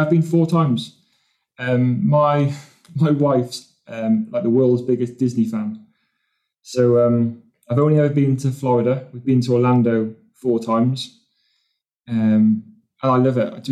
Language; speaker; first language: English; native; English